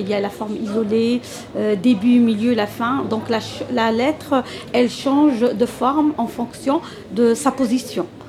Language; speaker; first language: French; non-native, local second language; Arabic